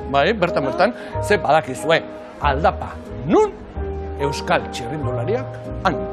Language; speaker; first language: Basque; native; Basque